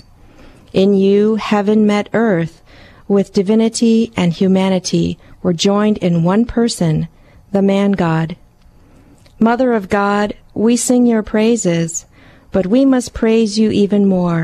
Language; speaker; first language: English; early bilingual, other home language; Hungarian